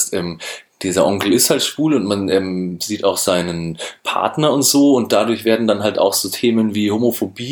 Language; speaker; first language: German; native; German